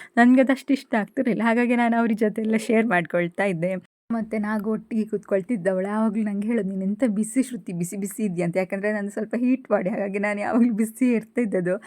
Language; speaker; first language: Kannada; native; Kannada